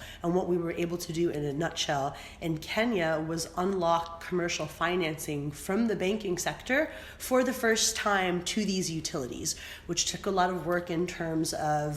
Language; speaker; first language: English; early bilingual, other home language; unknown